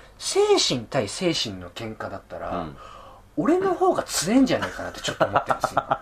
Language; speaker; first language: Japanese; native; Japanese